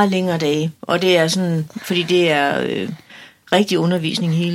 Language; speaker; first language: Danish; native; Danish